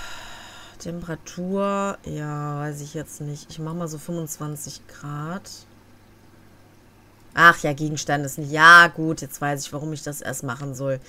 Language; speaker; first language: German; native; German